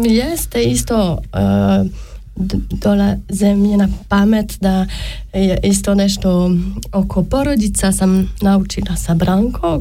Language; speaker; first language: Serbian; non-native, fluent; French